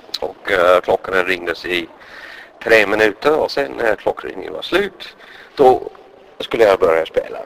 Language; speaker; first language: Swedish; non-native, fluent; English